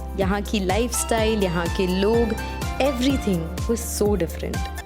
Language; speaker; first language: Hindi; native; Hindi